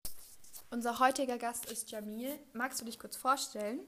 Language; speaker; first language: German; native; German